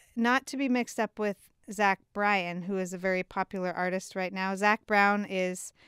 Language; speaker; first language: English; native; English